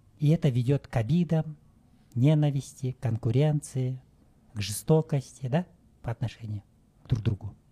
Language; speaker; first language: Russian; non-native, local second language; Kyrgyz